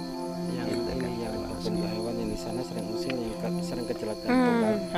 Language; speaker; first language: Indonesian; native; Indonesian